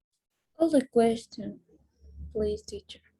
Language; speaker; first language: English; non-native, learner; Spanish